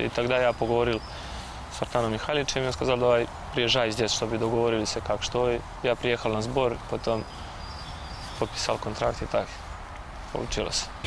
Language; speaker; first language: Russian; non-native, learner; Serbian